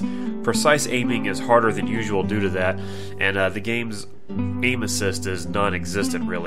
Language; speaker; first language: English; native; English